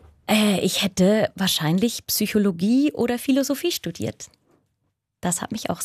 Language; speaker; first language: German; native; German